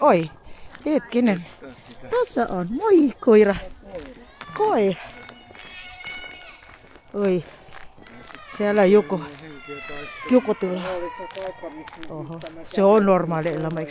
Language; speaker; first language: Finnish; non-native, learner; Filipino